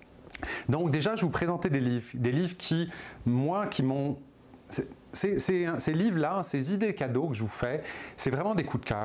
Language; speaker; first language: French; native; French